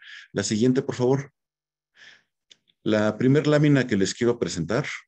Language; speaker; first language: Spanish; native; Spanish